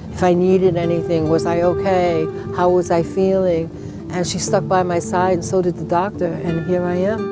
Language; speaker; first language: English; native; English